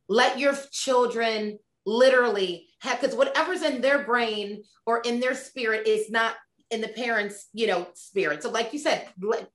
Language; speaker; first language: English; native; English